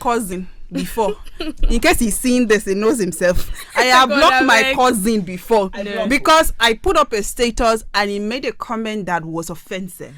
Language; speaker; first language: English; non-native, local second language; Yoruba